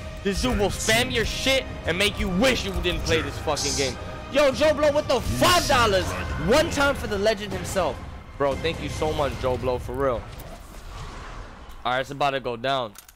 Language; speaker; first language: English; early bilingual, other home language; Spanish